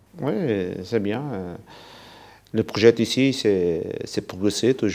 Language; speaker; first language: French; non-native, fluent; Portuguese